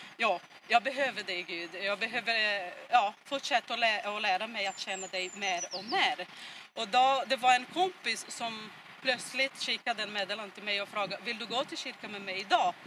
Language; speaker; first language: Swedish; non-native, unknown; Portuguese